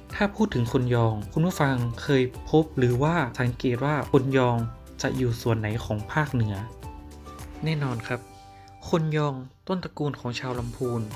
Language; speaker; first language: Thai; non-native, local second language; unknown